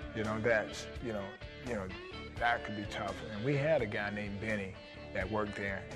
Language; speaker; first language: English; native; English